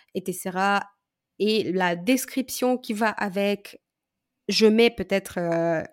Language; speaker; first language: French; non-native, fluent; Romanian